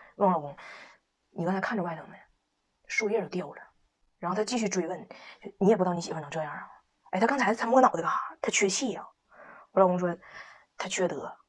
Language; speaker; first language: Chinese; native; Chinese